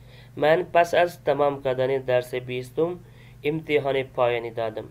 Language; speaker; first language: Persian; non-native, fluent; Urdu